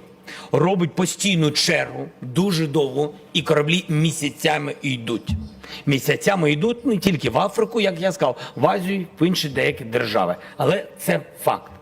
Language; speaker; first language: Ukrainian; non-native, local second language; Russian